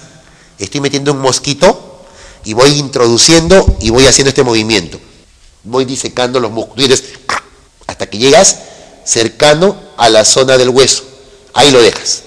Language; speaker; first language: Spanish; native; Spanish